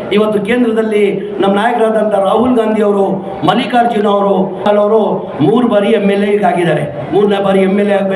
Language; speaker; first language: Kannada; non-native, local second language; Urdu